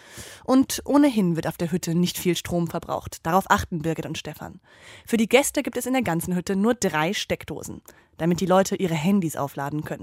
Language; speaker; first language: German; native; German